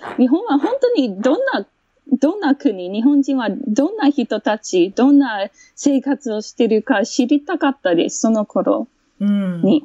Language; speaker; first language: Japanese; non-native, fluent; English